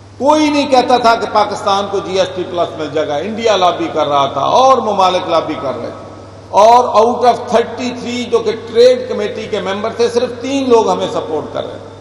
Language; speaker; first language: Urdu; non-native, local second language; Punjabi